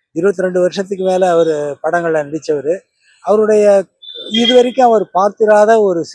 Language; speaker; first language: Tamil; native; Tamil